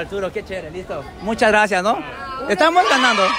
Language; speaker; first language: Spanish; native; Spanish